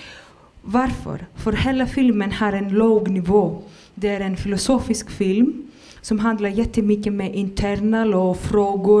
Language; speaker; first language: Swedish; non-native, fluent; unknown